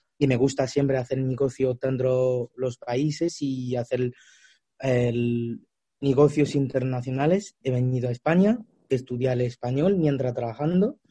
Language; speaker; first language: Spanish; non-native, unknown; Chinese